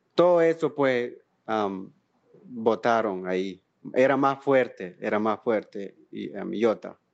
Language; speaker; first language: Spanish; non-native, local second language; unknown